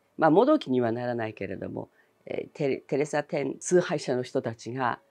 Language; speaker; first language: Japanese; early bilingual, other home language; Chinese